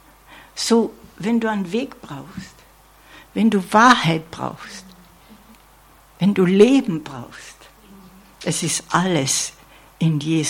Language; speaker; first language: German; non-native, fluent; English